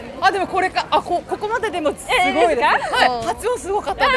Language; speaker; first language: Japanese; non-native, learner; Korean